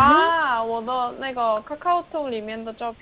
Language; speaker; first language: Chinese; non-native, learner; Korean